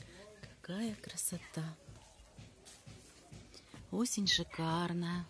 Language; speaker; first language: Russian; native; Russian